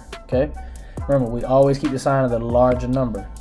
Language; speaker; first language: English; native; English